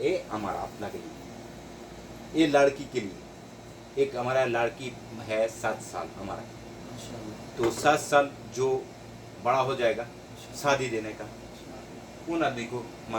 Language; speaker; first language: Hindi; non-native, learner; Bangla